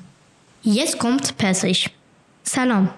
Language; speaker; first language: German; non-native, learner; Persian